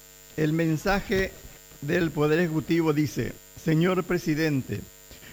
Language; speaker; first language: Spanish; native; Spanish